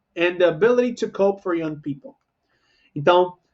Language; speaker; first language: English; non-native, fluent; Portuguese